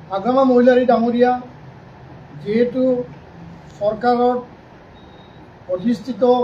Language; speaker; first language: Assamese; non-native, local second language; Bodo